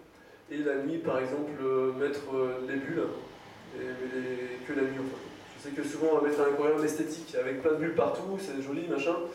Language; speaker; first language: French; native; French